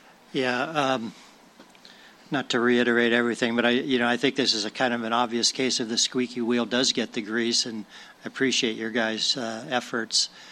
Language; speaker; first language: English; early bilingual, other home language; Spanish